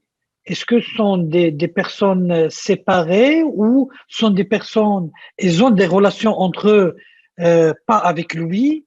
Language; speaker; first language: French; non-native, local second language; Arabic